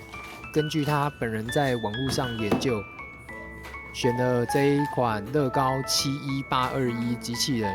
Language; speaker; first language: Chinese; native; Chinese